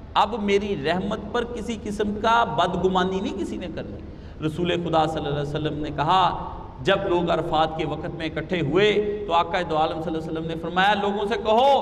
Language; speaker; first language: Urdu; non-native, local second language; Punjabi